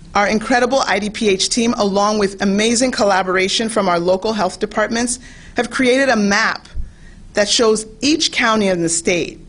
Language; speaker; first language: English; native; English